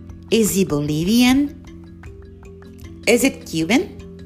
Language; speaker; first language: English; non-native, fluent; Portuguese